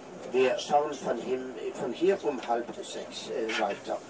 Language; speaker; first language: German; non-native, fluent; Norwegian